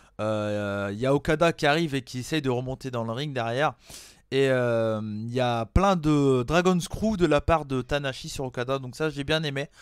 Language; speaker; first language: French; native; French